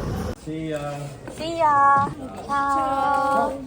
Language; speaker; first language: English; non-native, learner; Korean